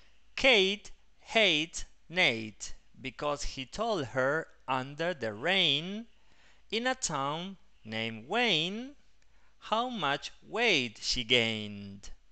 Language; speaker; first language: English; non-native, fluent; Spanish